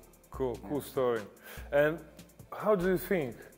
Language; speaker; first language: English; non-native, fluent; Lithuanian